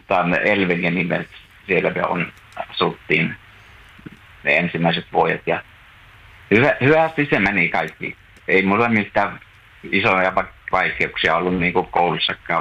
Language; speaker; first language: Finnish; native; Finnish